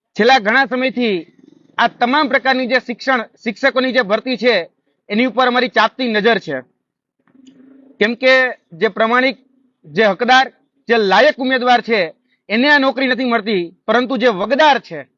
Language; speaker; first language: Gujarati; native; Gujarati